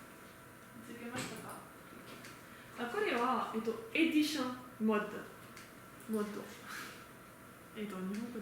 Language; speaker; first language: Japanese; non-native, learner; French